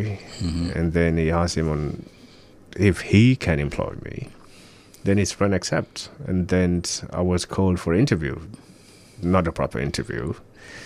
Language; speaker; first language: English; early bilingual, other home language; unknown